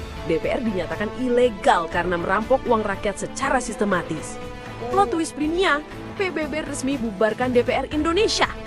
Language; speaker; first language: Indonesian; native; Indonesian